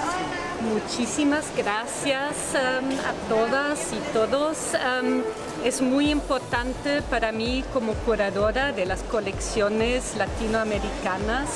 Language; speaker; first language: Spanish; non-native, fluent; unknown